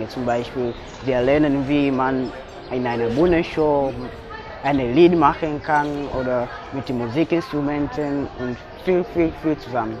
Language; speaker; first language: German; non-native, learner; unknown